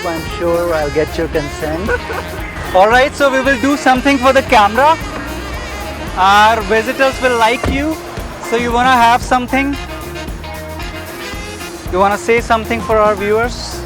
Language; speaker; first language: English; non-native, local second language; Hindi